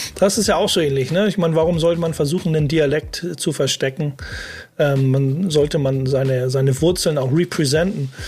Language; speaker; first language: German; native; German